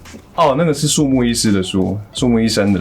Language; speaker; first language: Chinese; native; Chinese